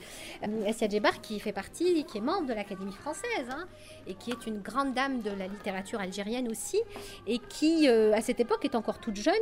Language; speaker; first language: French; native; French